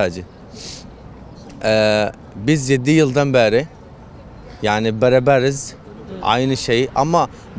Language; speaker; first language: Turkish; non-native, fluent; Arabic